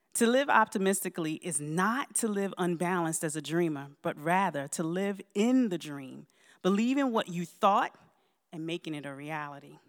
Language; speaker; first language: English; native; English